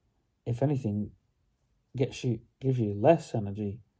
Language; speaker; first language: English; native; English